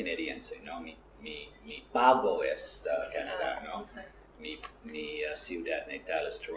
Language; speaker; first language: Spanish; non-native, learner; English